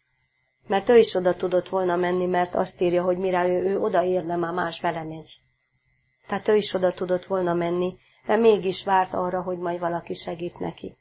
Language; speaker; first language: Hungarian; native; Hungarian